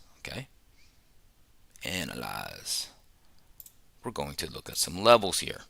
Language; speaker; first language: English; native; English